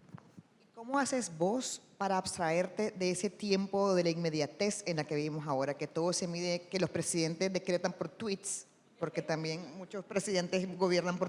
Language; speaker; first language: Spanish; native; Spanish